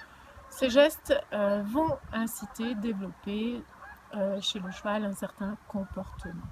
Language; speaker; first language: French; native; French